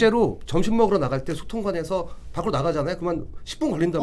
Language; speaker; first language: Korean; native; Korean